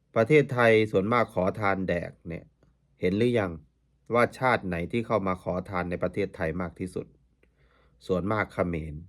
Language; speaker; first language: Thai; native; Thai